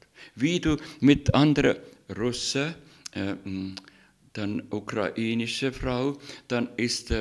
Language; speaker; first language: German; non-native, learner; Russian